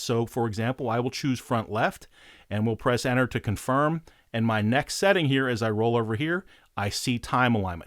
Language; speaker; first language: English; native; English